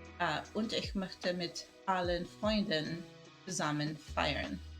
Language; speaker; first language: German; non-native, learner; Spanish